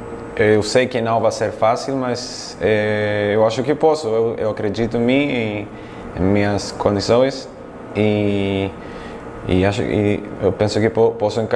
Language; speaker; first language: Portuguese; non-native, fluent; Spanish